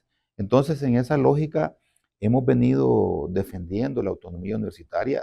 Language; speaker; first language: Spanish; native; Spanish